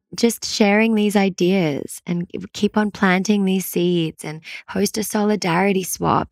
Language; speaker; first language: English; native; English